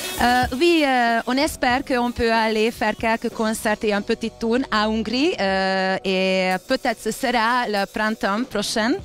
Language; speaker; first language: French; non-native, learner; Hungarian